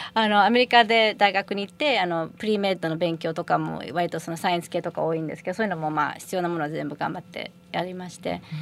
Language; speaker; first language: Japanese; early bilingual, heritage; Japanese